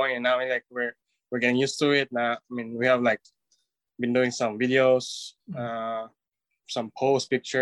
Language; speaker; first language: English; non-native, local second language; Cebuano